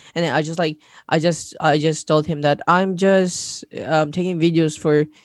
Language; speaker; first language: English; non-native, local second language; Cebuano